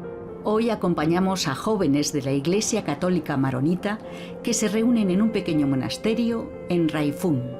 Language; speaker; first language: Spanish; native; Spanish